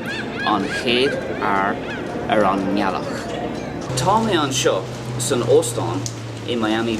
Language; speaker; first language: Irish; non-native, local second language; English